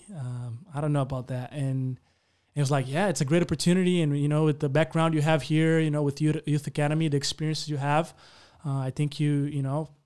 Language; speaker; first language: English; non-native, fluent; Portuguese